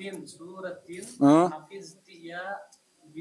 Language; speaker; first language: Arabic; non-native, learner; Kashmiri